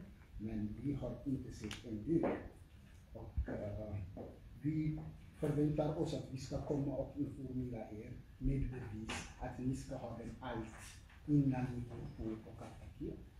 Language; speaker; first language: Swedish; non-native, learner; Tigrinya